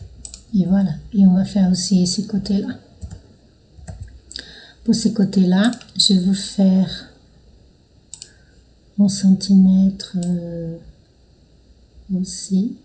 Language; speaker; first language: French; non-native, fluent; Portuguese